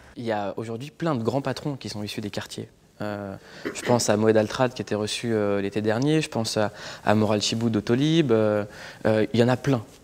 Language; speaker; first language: French; native; French